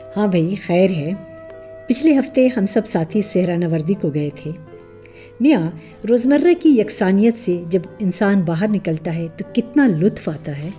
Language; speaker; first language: Urdu; native; Urdu